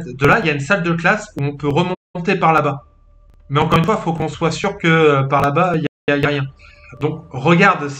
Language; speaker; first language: French; native; French